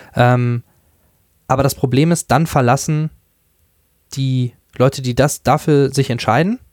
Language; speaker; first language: German; native; German